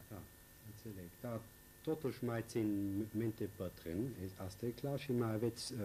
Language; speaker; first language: Romanian; non-native, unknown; German